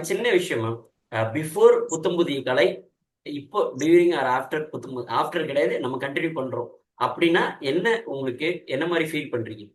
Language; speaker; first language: Tamil; native; Tamil